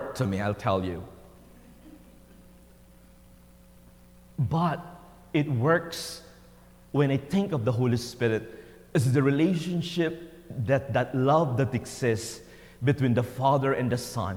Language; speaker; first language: English; non-native, local second language; Filipino